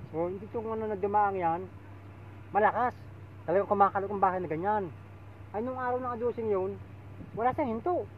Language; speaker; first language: Filipino; native; Filipino